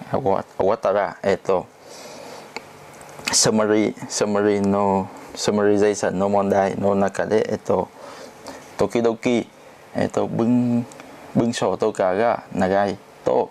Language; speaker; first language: Japanese; non-native, learner; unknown